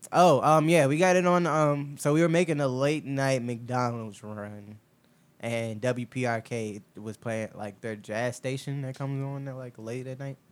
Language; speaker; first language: English; native; English